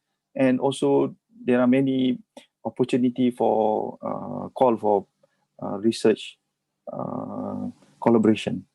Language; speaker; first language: English; non-native, local second language; Malay